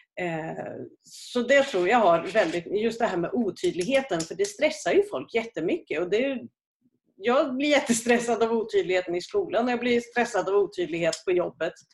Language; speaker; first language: Swedish; native; Swedish